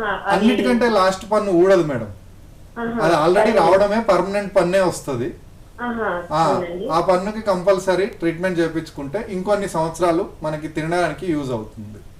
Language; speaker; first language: Telugu; native; Telugu